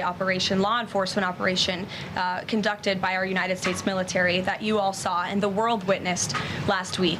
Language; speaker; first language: English; native; English